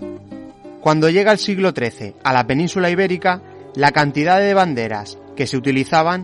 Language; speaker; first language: Spanish; native; Spanish